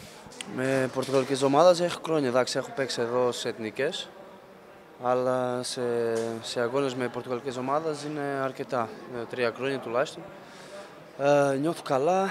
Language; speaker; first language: Greek; non-native, fluent; Portuguese